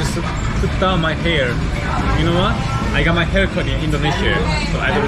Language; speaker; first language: English; non-native, learner; Korean